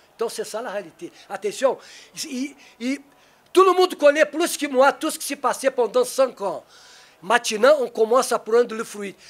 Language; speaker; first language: French; non-native, learner; Portuguese